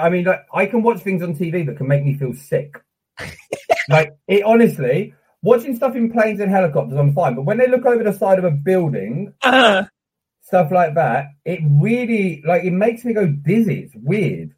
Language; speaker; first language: English; native; English